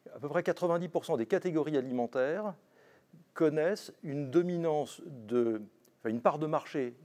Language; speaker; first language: French; native; French